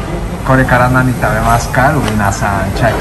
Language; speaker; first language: Japanese; non-native, learner; Spanish